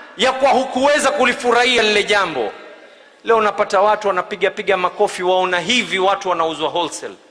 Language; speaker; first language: Swahili; native; Swahili